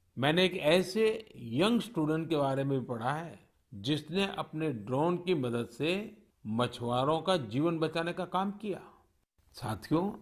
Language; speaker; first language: Hindi; non-native, local second language; Gujarati